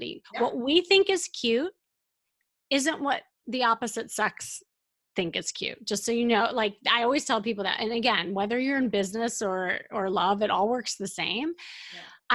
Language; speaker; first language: English; native; English